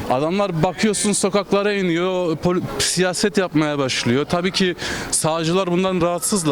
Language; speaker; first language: Turkish; early bilingual, heritage; Turkish